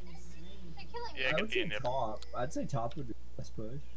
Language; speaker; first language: English; native; English